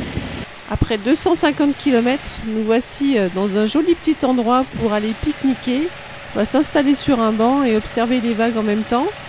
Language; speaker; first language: French; native; French